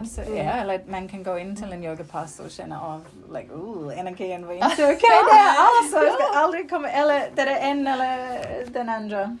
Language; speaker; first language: Swedish; non-native, fluent; English